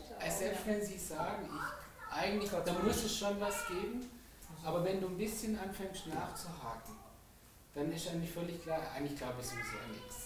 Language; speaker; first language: German; native; German